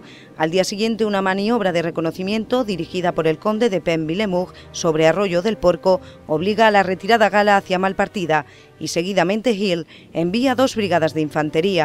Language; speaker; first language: Spanish; native; Spanish